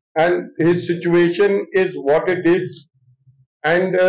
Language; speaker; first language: English; non-native, local second language; Punjabi